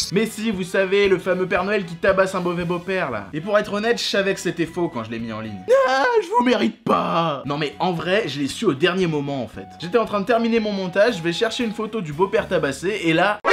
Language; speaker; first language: French; native; French